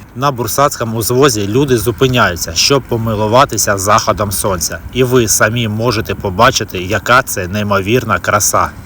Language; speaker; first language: Ukrainian; native; Ukrainian